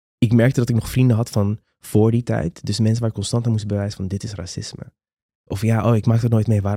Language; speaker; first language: Dutch; non-native, local second language; Papiamento